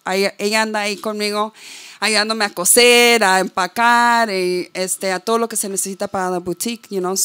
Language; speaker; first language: Spanish; early bilingual, heritage; Spanish